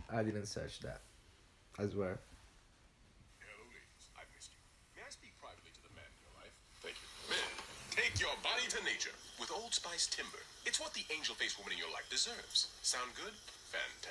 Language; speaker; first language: English; non-native, fluent; Italian